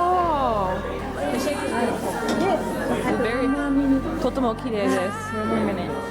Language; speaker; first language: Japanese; non-native, learner; English